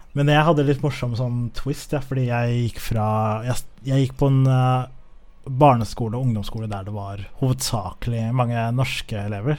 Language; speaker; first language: Norwegian; early bilingual, other home language; Somali